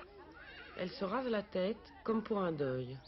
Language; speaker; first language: French; native; French